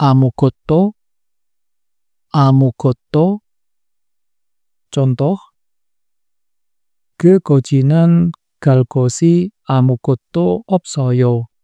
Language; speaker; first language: Korean; non-native, fluent; Indonesian